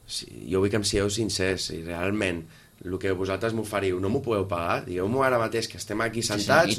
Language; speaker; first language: Catalan; native; Catalan